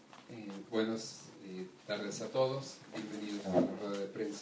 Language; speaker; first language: Spanish; native; Spanish